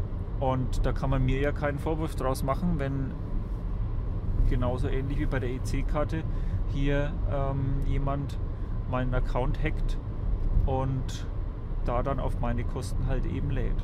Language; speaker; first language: German; native; German